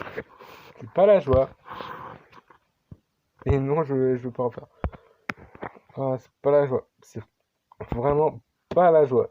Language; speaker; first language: French; native; French